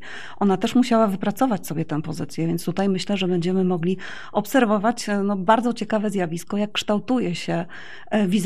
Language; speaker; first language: Polish; native; Polish